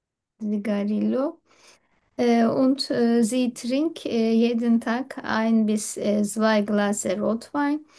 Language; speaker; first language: German; non-native, learner; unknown